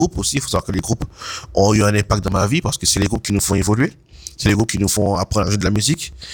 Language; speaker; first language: French; non-native, local second language; Haitian Creole